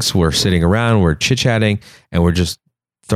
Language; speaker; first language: English; native; English